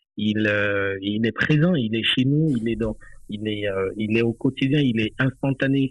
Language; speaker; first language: French; non-native, local second language; Haitian Creole